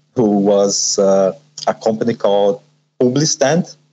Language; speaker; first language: English; non-native, learner; Portuguese